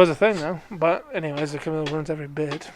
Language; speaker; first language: English; native; English